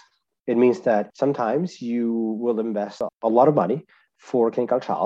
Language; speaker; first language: English; non-native, fluent; Italian